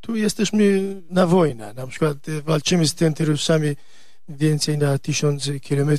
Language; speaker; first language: Polish; non-native, learner; Kurdish